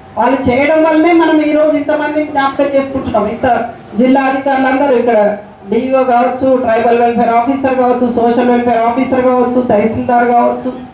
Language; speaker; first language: Telugu; native; Telugu